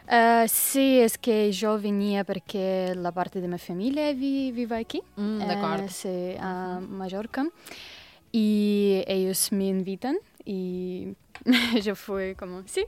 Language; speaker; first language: Catalan; non-native, learner; Russian